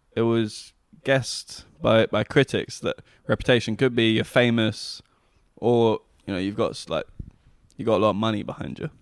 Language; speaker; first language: English; native; English